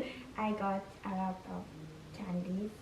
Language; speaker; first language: English; non-native, learner; Japanese